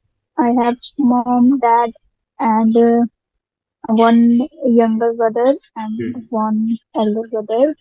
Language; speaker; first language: English; non-native, learner; Hindi